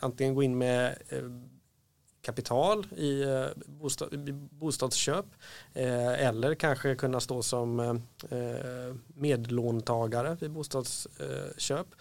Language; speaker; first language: Swedish; native; Swedish